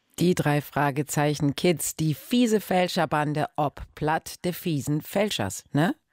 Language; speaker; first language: German; native; German